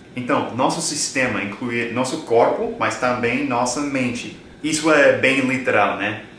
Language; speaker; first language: Portuguese; non-native, fluent; English